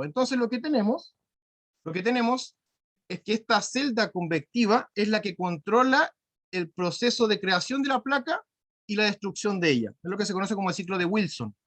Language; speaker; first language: Spanish; native; Spanish